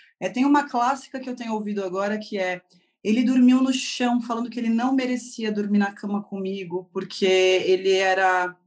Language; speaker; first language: Portuguese; native; Portuguese